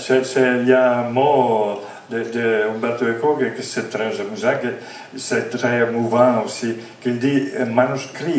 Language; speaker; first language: French; non-native, fluent; Italian